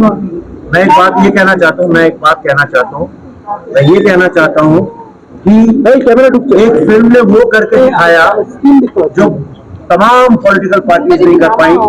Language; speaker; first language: Hindi; native; Hindi